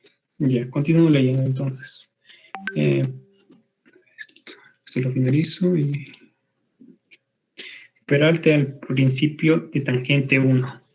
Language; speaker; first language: Spanish; native; Spanish